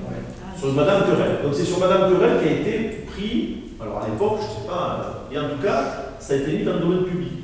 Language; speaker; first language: French; native; French